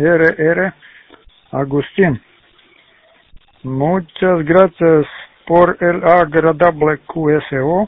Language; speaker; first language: Spanish; non-native, learner; Russian